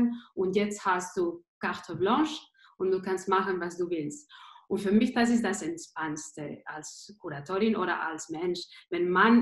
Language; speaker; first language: German; non-native, fluent; Spanish